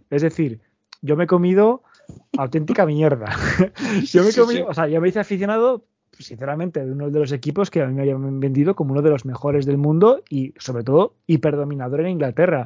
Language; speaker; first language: Spanish; native; Spanish